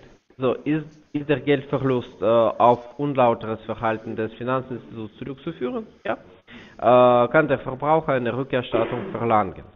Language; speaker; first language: German; non-native, fluent; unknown